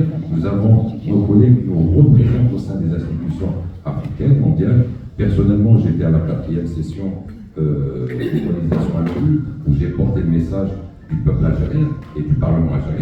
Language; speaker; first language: French; non-native, local second language; Arabic